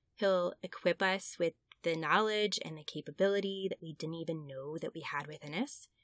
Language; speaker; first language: English; native; English